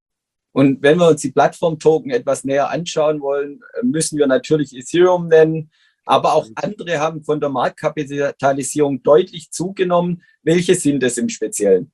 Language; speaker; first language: German; native; German